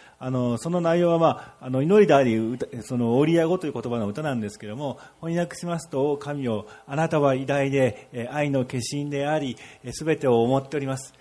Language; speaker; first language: Japanese; non-native, fluent; Odia